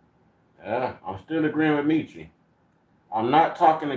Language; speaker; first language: English; native; English